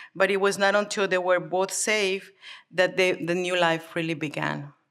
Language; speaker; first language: English; early bilingual, other home language; Spanish